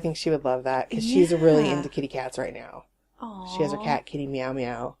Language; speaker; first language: English; native; English